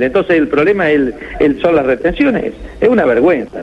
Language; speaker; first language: Spanish; native; Spanish